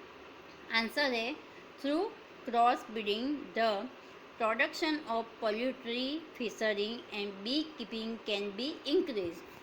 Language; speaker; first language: English; non-native, local second language; Hindi